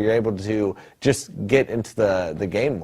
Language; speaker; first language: English; native; English